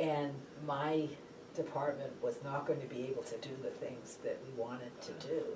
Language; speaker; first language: English; native; English